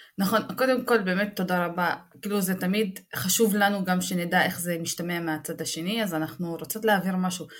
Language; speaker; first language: Hebrew; non-native, local second language; Arabic